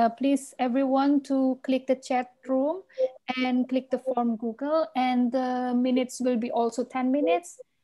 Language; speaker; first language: English; non-native, fluent; Indonesian